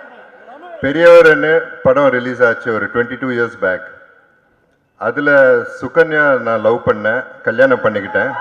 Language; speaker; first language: Tamil; non-native, local second language; Telugu